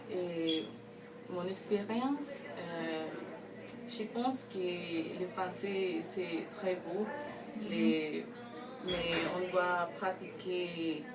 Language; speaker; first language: French; non-native, fluent; Spanish